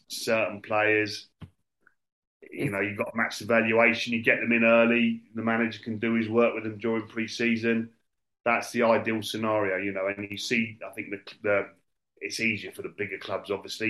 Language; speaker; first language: English; native; English